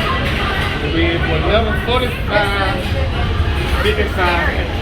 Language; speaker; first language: English; native; English